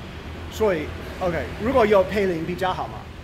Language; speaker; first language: Chinese; non-native, learner; English